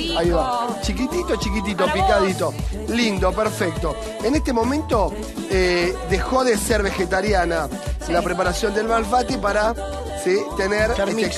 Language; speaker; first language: Spanish; native; Spanish